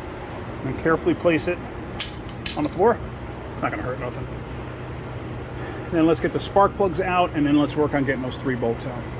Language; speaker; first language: English; native; English